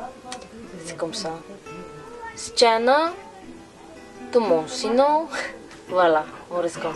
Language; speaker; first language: French; non-native, learner; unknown